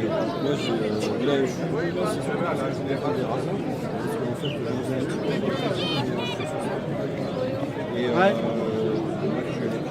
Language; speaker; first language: French; native; French